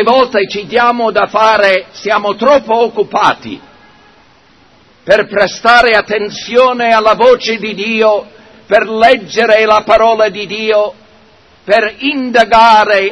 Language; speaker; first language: Italian; non-native, fluent; English